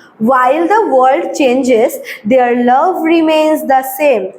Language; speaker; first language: English; non-native, local second language; Bangla